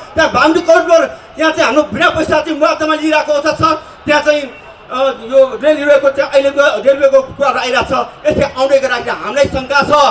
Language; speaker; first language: Nepali; non-native, local second language; Newari